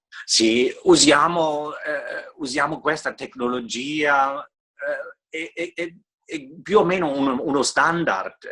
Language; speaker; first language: Italian; non-native, fluent; German